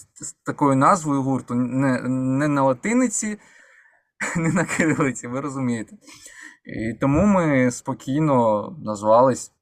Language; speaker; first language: Ukrainian; native; Ukrainian